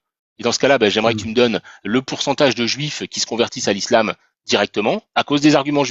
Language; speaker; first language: French; native; French